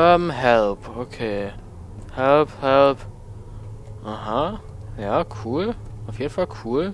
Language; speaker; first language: German; native; German